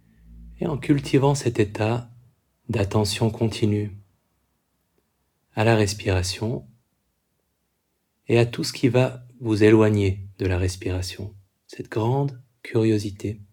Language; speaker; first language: French; native; French